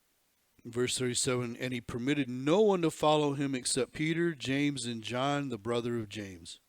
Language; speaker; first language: English; native; English